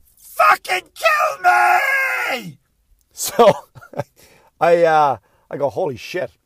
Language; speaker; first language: English; native; English